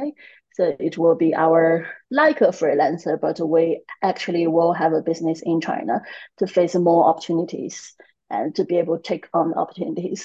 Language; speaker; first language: English; non-native, fluent; Chinese